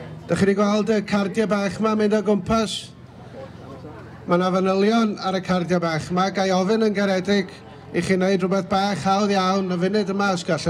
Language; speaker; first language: Welsh; native; Welsh